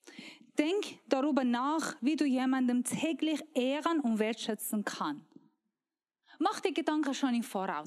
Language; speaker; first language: German; non-native, learner; Persian